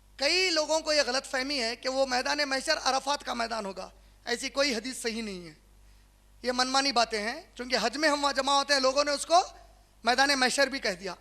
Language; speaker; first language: Hindi; non-native, local second language; Urdu